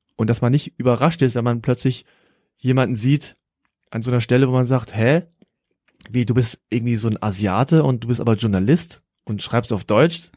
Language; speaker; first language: German; early bilingual, other home language; Korean